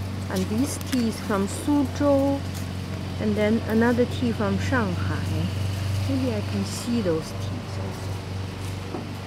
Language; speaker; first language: English; non-native, fluent; Chinese